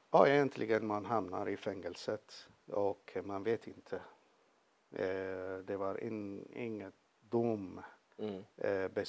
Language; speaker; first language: Swedish; non-native, fluent; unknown